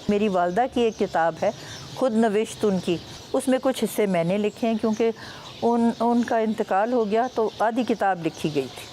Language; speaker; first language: Urdu; non-native, local second language; Punjabi